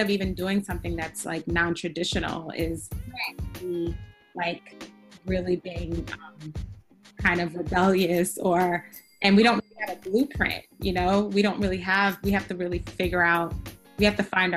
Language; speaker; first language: English; early bilingual, other home language; Spanish